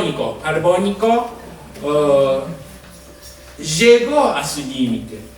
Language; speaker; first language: Spanish; non-native, fluent; Japanese